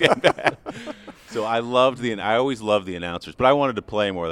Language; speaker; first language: English; native; English